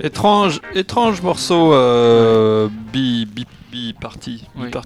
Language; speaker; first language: French; native; French